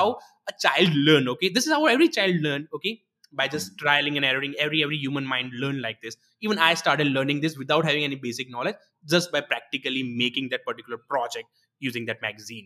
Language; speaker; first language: English; non-native, local second language; Gujarati